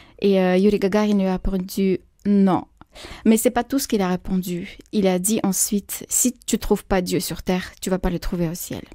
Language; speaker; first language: French; non-native, fluent; Russian